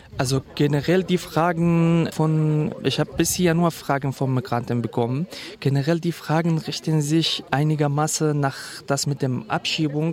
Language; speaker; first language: German; non-native, fluent; Kurdish